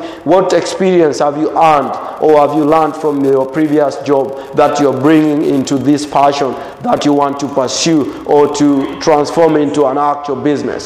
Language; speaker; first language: English; non-native, local second language; Swahili